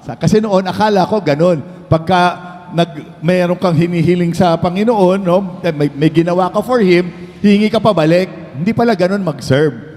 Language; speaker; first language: Filipino; native; Filipino